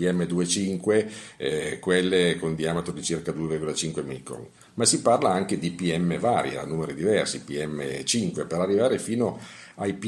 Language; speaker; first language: Italian; native; Italian